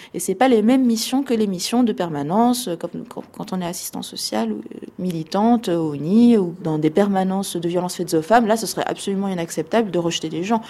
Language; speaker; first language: French; non-native, local second language; Arabic